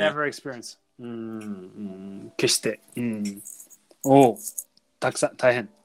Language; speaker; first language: Japanese; non-native, learner; English